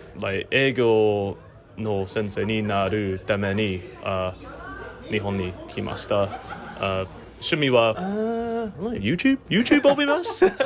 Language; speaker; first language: Japanese; non-native, learner; English